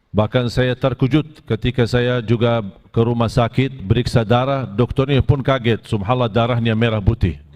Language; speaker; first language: Malay; non-native, fluent; Arabic